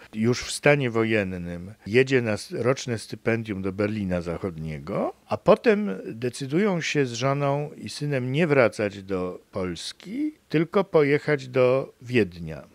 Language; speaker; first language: Polish; native; Polish